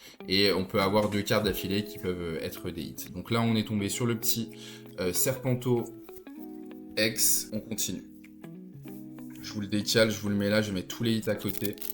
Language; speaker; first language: French; native; French